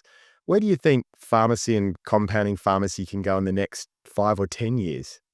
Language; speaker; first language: English; native; English